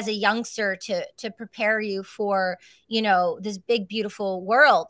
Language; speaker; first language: English; native; English